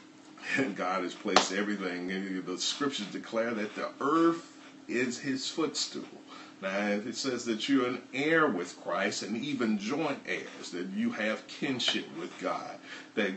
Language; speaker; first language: English; native; English